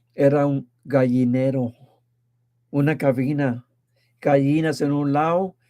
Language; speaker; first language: Spanish; early bilingual, heritage; Spanish